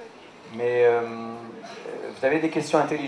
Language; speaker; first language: French; native; French